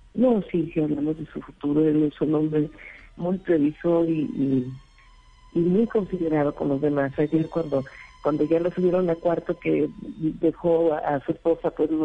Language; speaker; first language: Spanish; native; Spanish